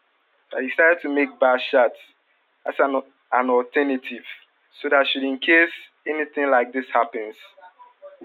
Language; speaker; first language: English; non-native, local second language; Akan